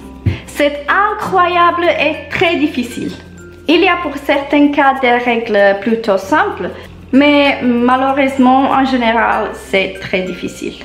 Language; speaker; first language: French; non-native, learner; Italian